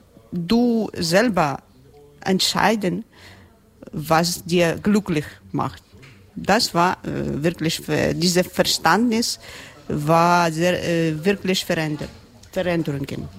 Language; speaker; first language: German; non-native, learner; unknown